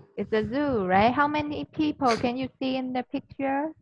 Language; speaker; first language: English; non-native, fluent; Vietnamese